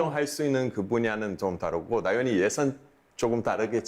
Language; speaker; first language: Korean; non-native, fluent; Portuguese